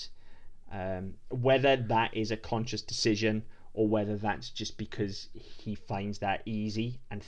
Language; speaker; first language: English; native; English